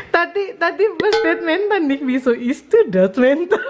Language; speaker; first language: German; non-native, learner; Indonesian